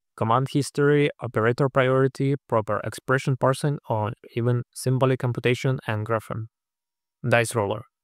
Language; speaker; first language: English; non-native, fluent; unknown